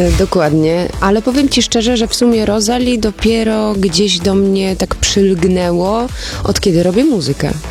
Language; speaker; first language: Polish; early bilingual, heritage; Polish